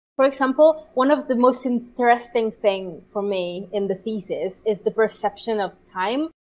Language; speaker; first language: English; non-native, fluent; Italian